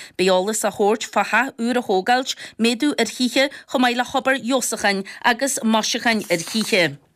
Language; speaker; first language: Irish; native; Irish